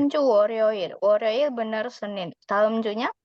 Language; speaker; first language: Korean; non-native, fluent; Indonesian